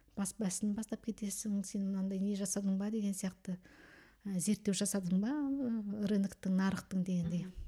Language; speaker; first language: Kazakh; early bilingual, heritage; Kazakh